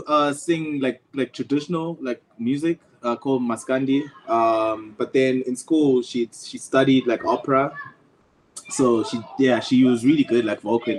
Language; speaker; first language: English; non-native, local second language; Zulu